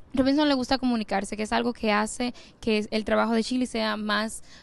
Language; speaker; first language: Spanish; native; Spanish